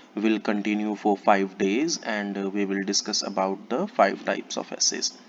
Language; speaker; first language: English; non-native, local second language; Punjabi